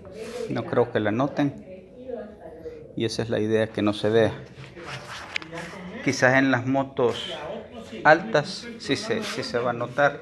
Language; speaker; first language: Spanish; native; Spanish